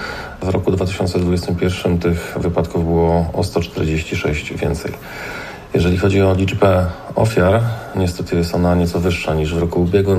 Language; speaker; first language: Polish; native; Polish